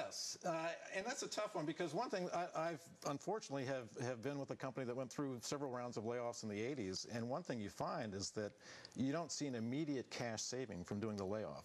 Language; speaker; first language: English; native; English